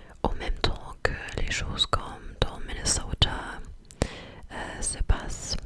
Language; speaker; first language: French; non-native, fluent; English